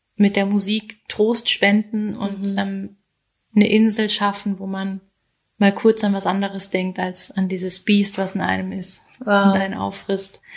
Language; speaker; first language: German; native; German